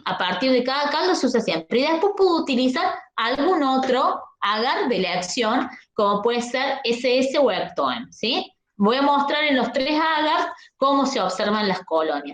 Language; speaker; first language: Spanish; native; Spanish